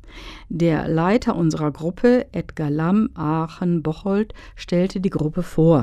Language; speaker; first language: German; native; German